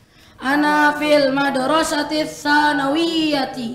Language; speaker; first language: Arabic; non-native, learner; Indonesian